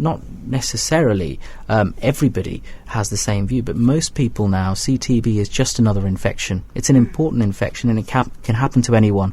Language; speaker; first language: English; native; English